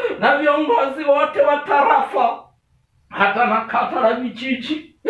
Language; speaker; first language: Swahili; non-native, local second language; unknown